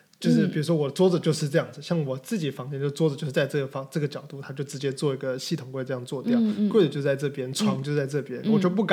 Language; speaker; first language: Chinese; native; Chinese